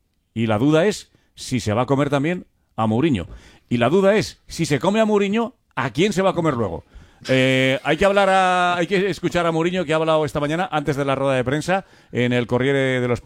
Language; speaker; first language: Spanish; native; Spanish